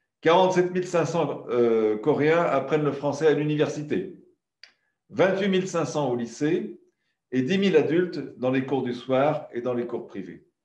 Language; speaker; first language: French; native; French